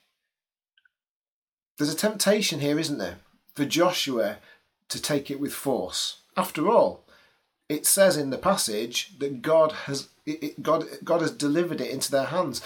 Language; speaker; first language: English; native; English